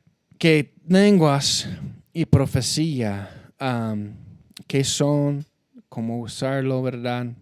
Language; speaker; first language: Spanish; non-native, fluent; English